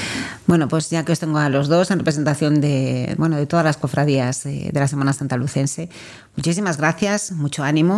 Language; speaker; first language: Spanish; native; Spanish